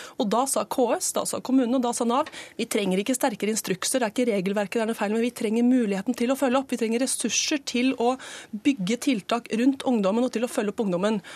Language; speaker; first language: Norwegian; native; Norwegian